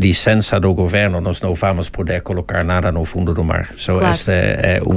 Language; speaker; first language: Portuguese; non-native, fluent; Dutch